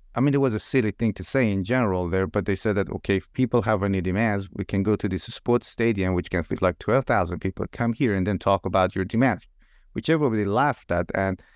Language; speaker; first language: English; non-native, fluent; Persian